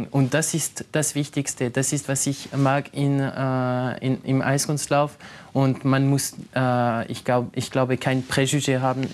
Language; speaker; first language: German; non-native, local second language; French